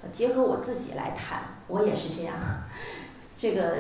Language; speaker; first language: Chinese; native; Chinese